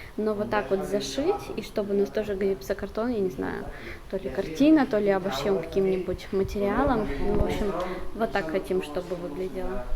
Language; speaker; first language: Russian; native; Russian